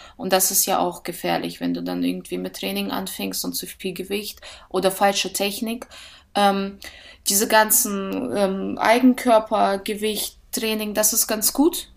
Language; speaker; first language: German; early bilingual, other home language; Russian